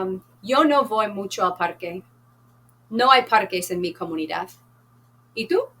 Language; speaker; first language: Spanish; non-native, fluent; English